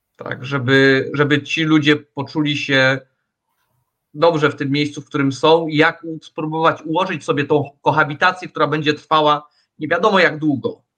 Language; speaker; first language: Polish; native; Polish